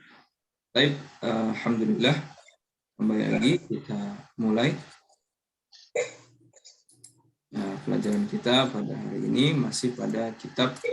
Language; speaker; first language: Indonesian; native; Indonesian